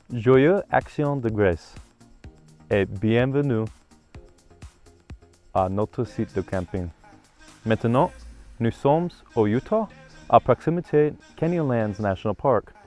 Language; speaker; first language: French; non-native, learner; English